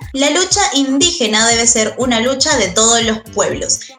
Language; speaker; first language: Spanish; native; Spanish